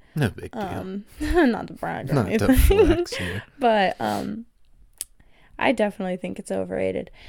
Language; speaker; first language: English; native; English